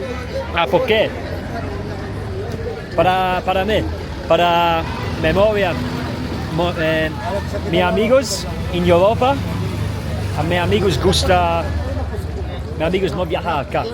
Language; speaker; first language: Spanish; non-native, learner; Italian